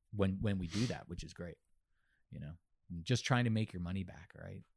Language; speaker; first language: English; native; English